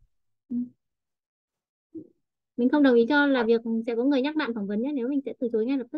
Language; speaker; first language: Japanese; non-native, fluent; Vietnamese